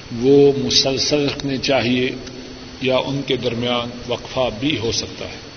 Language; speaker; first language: Urdu; non-native, local second language; Punjabi